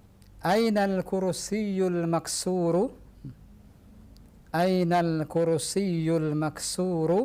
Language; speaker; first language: Arabic; non-native, fluent; Indonesian